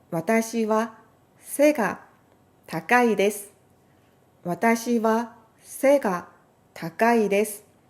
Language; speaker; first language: Japanese; non-native, fluent; Korean